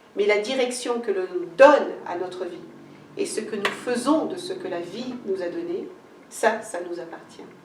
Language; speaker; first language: French; early bilingual, other home language; Kabuverdianu